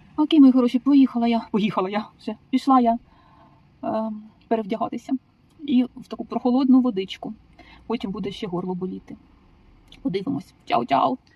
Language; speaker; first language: Ukrainian; native; Ukrainian